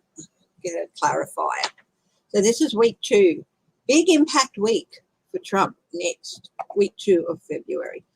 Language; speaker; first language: English; native; English